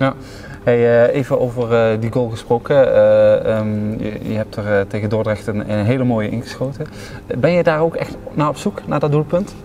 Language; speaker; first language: Dutch; native; Dutch